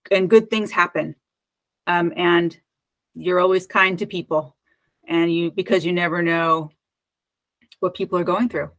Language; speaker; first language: English; native; English